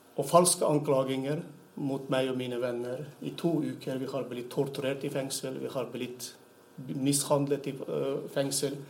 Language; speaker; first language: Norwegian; non-native, fluent; Turkmen